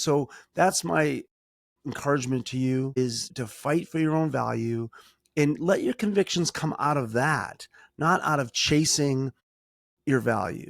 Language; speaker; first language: English; native; English